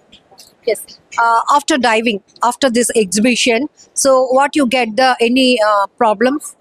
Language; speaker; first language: English; non-native, learner; Telugu